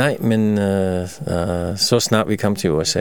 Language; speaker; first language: Danish; non-native, fluent; Russian